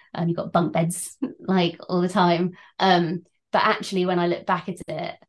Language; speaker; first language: English; native; English